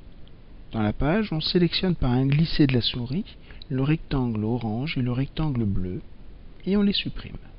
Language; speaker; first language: French; native; French